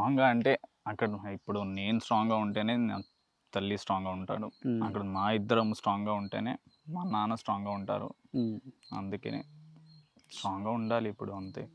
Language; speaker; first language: Telugu; non-native, learner; Kannada